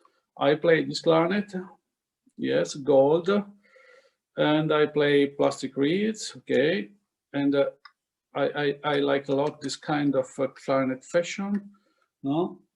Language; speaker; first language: English; non-native, fluent; Italian